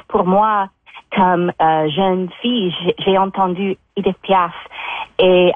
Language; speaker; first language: French; non-native, fluent; English